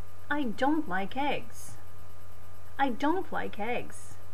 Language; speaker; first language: English; non-native, fluent; Macedonian